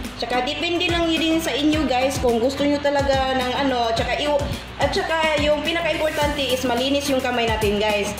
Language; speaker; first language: Filipino; non-native, local second language; Cebuano